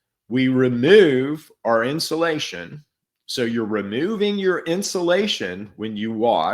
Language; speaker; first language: English; native; English